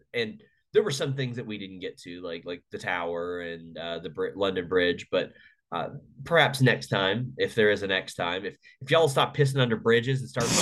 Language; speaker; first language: English; native; English